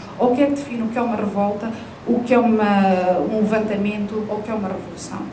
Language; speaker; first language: Portuguese; native; Portuguese